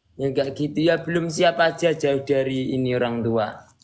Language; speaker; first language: Indonesian; non-native, local second language; Javanese